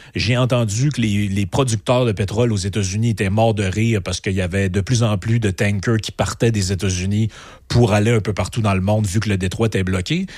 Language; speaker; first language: French; native; French